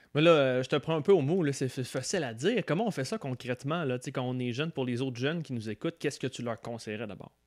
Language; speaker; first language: French; native; French